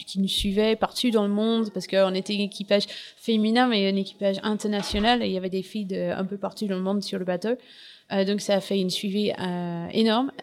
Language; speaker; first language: French; non-native, fluent; English